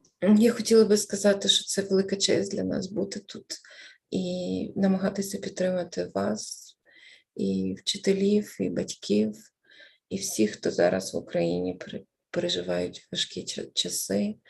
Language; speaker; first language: Ukrainian; native; Ukrainian